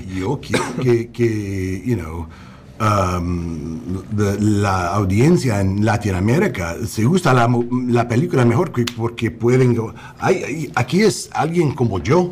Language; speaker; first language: Spanish; non-native, learner; English